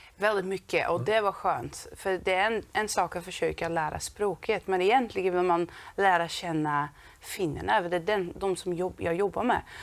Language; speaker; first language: Swedish; non-native, fluent; Dutch